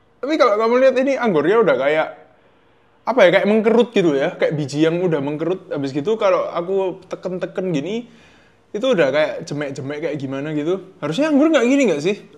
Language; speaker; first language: Indonesian; native; Indonesian